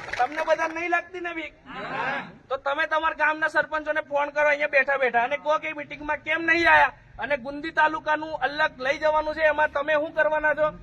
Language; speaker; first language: Gujarati; non-native, local second language; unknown